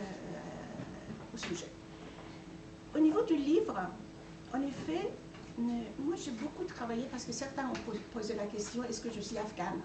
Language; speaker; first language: French; non-native, fluent; Persian